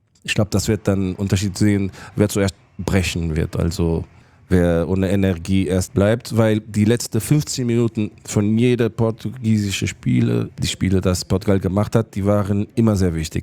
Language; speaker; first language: German; non-native, fluent; Portuguese